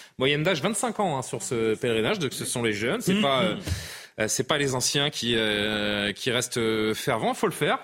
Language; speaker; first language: French; native; French